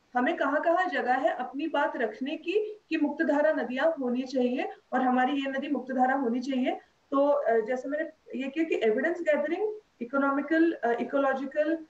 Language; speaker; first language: Hindi; non-native, local second language; Marathi